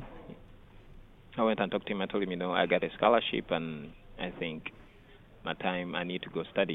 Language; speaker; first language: English; non-native, local second language; Ganda